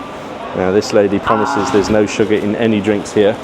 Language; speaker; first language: English; native; English